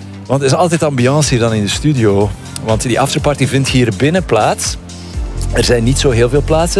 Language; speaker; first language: Dutch; native; Dutch